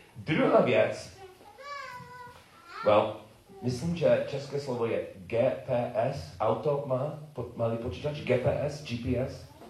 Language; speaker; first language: Czech; non-native, learner; English